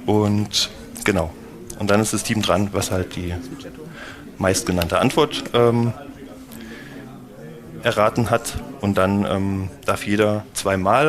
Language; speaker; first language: German; native; German